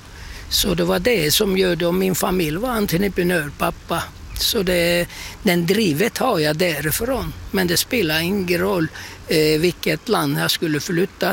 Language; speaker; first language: Swedish; non-native, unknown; Turkish